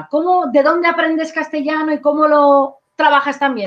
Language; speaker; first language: Spanish; native; Spanish